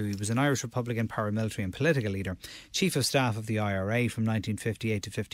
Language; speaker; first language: English; native; English